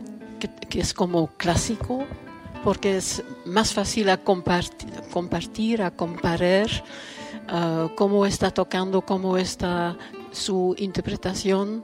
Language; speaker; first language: Spanish; non-native, fluent; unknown